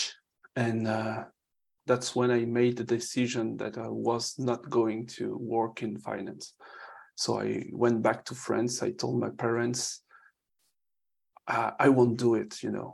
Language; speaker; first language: English; non-native, fluent; French